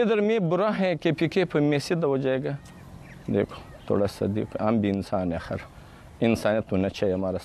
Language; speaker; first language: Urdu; non-native, local second language; Pashto